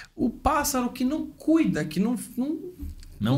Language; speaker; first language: Portuguese; native; Portuguese